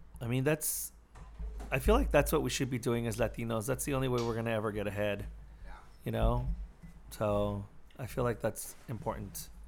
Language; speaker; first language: English; early bilingual, other home language; Spanish